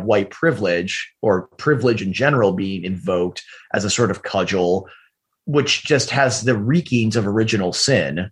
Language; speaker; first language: English; native; English